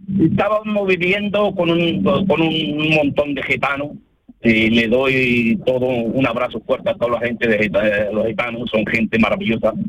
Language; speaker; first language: Spanish; early bilingual, other home language; Arabic